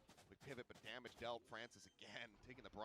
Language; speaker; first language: English; native; English